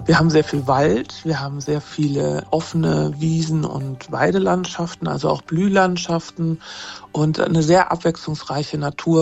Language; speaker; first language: German; native; German